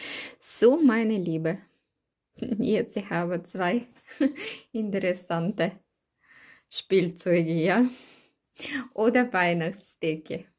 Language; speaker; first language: German; non-native, learner; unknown